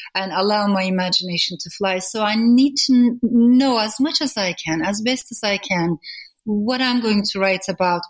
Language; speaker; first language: English; non-native, fluent; Turkish